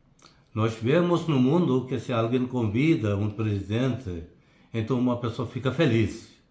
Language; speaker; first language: Portuguese; non-native, fluent; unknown